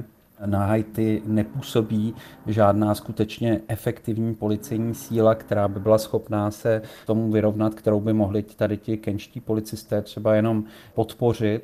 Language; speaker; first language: Czech; native; Czech